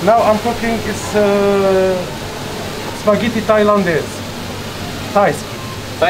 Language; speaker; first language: English; non-native, learner; Arabic